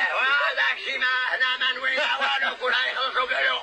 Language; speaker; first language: Arabic; native; Arabic